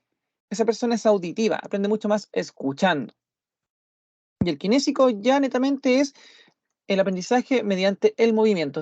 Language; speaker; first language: Spanish; native; Spanish